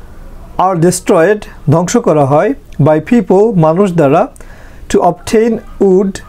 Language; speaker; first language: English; non-native, fluent; Bangla